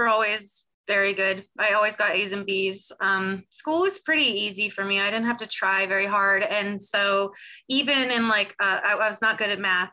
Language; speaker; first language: English; native; English